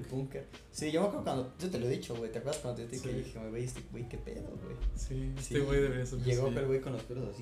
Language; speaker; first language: Spanish; native; Spanish